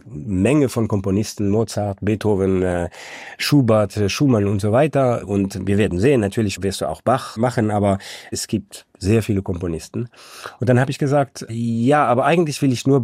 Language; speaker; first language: German; non-native, local second language; Luxembourgish